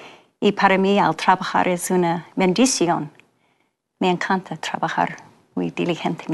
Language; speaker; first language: Spanish; non-native, learner; English